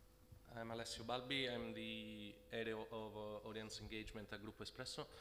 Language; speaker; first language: English; non-native, fluent; Italian